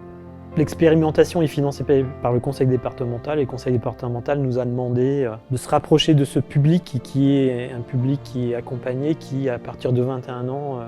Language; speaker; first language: French; native; French